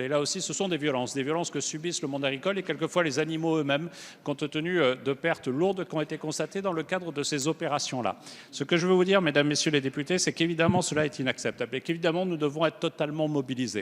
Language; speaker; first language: French; native; French